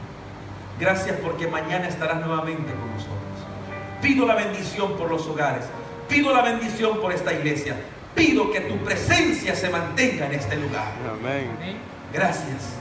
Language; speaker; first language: Spanish; native; Spanish